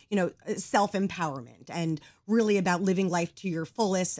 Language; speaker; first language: English; native; English